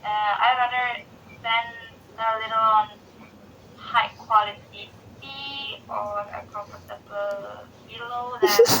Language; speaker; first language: English; non-native, learner; Indonesian